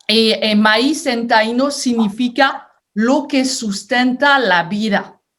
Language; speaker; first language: Spanish; non-native, fluent; French